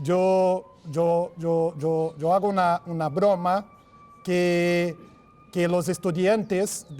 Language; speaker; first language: Spanish; non-native, fluent; Portuguese